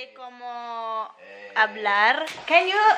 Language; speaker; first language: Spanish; non-native, learner; English